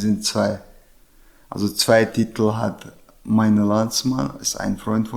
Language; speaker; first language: German; non-native, learner; Chechen